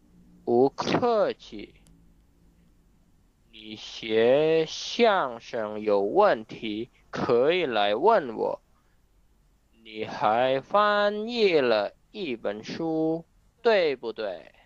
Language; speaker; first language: Chinese; non-native, learner; Indonesian